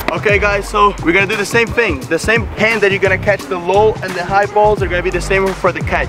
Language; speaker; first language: English; native; English